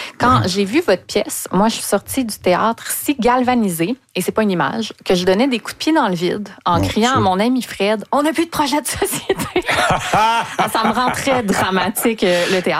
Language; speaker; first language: French; native; French